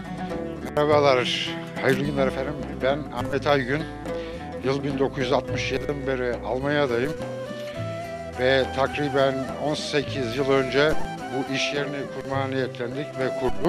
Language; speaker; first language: Turkish; native; Turkish